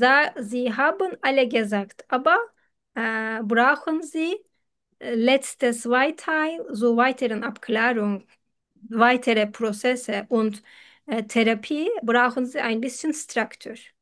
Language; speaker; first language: German; non-native, fluent; Turkish